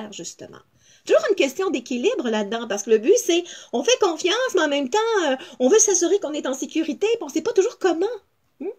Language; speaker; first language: French; native; French